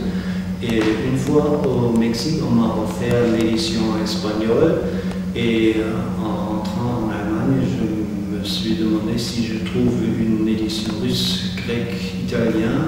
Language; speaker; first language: French; non-native, fluent; German